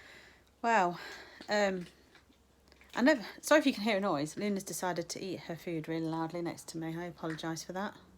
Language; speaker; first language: English; native; English